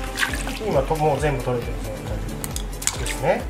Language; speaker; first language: Japanese; native; Japanese